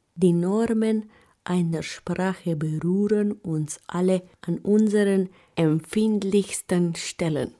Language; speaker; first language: German; non-native, fluent; Romanian